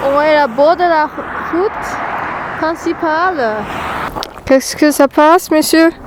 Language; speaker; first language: French; non-native, learner; Chinese